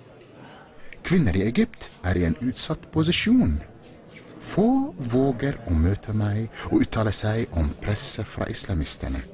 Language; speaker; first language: Norwegian; non-native, fluent; Arabic